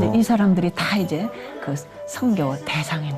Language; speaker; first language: Korean; native; Korean